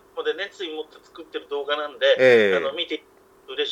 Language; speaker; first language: Japanese; native; Japanese